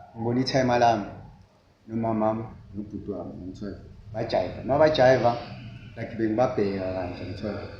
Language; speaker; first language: Zulu; native; Zulu